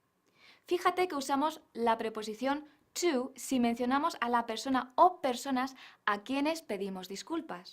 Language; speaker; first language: Spanish; non-native, fluent; English